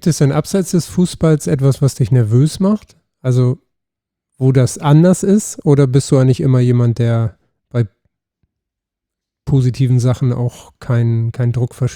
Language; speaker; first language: German; native; German